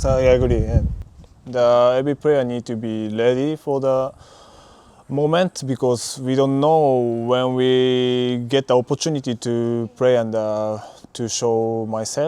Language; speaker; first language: English; non-native, learner; Japanese